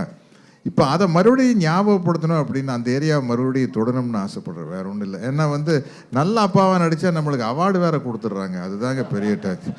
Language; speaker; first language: Tamil; native; Tamil